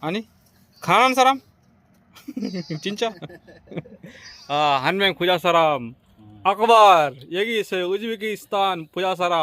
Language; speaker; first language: Korean; non-native, learner; Nepali